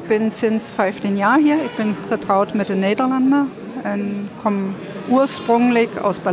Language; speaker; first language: Dutch; non-native, fluent; German